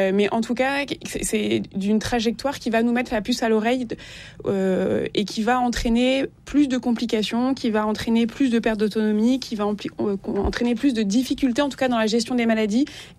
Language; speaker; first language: French; native; French